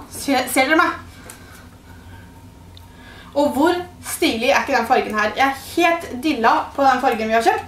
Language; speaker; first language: Norwegian; native; Norwegian